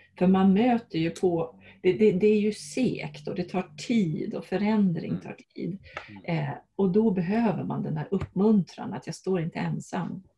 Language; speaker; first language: Swedish; native; Swedish